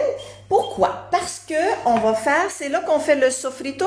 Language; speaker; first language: French; native; French